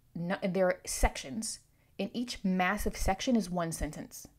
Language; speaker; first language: English; native; English